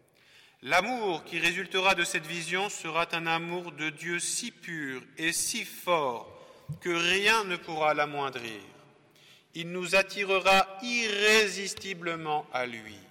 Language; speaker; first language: French; native; French